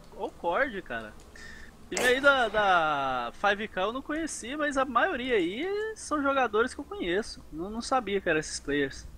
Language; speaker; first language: Portuguese; native; Portuguese